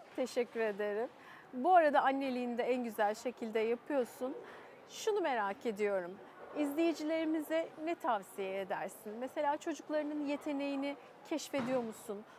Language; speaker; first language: Turkish; native; Turkish